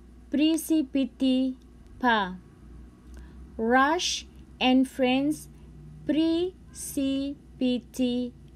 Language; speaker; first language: English; non-native, local second language; Cebuano